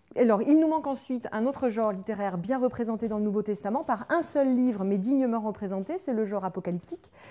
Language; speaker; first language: French; native; French